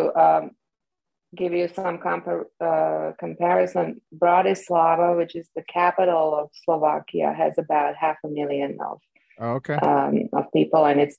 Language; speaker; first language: English; non-native, fluent; Slovak